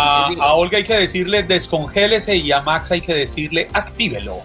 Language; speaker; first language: Spanish; native; Spanish